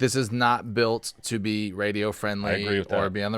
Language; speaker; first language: English; native; English